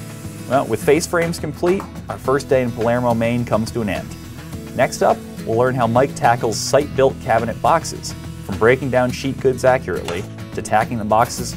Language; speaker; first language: English; native; English